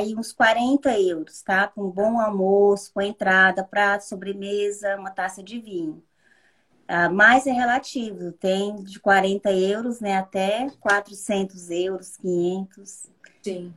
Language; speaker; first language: Portuguese; native; Portuguese